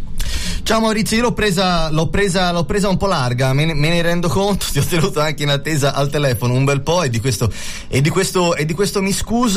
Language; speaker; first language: Italian; native; Italian